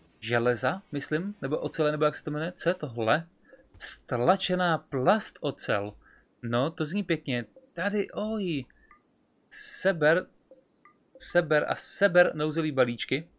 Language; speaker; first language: Czech; native; Czech